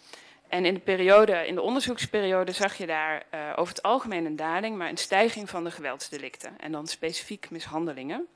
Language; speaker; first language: Dutch; native; Dutch